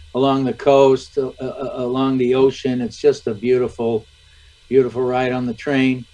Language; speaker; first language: English; native; English